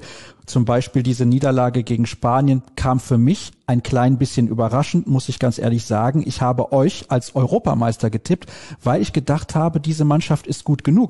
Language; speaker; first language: German; native; German